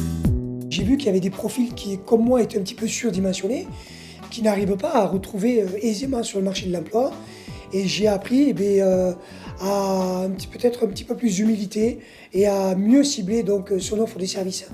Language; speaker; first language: French; native; French